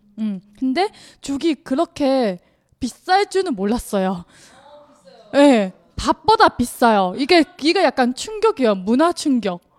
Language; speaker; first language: Korean; non-native, fluent; Chinese